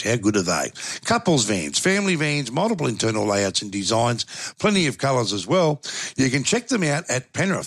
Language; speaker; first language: English; native; English